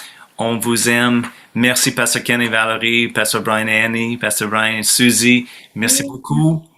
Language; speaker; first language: French; non-native, fluent; English